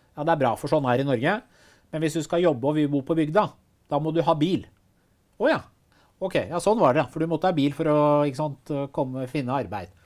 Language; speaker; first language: Norwegian; early bilingual, other home language; Persian